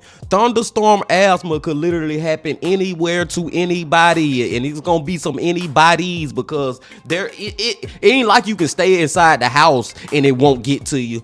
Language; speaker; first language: English; native; English